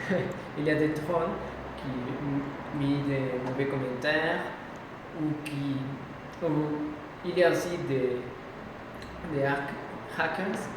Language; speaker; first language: French; non-native, learner; Spanish